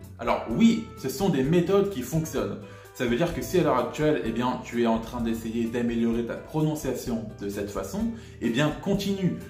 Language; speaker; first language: French; native; French